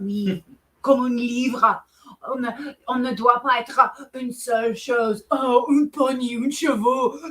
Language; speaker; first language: French; non-native, learner; English